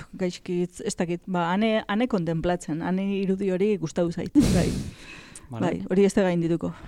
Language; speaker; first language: Basque; native; Basque